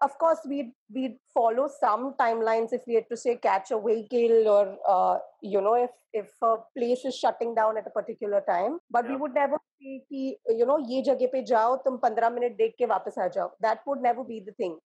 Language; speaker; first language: English; non-native, local second language; Hindi